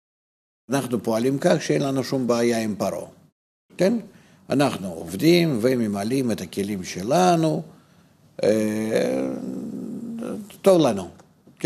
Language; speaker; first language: Hebrew; non-native, fluent; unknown